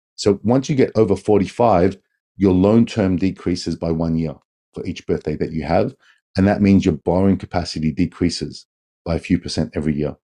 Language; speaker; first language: English; native; English